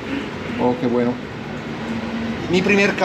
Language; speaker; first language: Spanish; non-native, learner; Italian